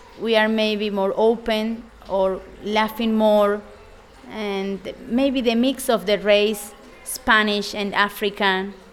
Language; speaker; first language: English; non-native, fluent; Spanish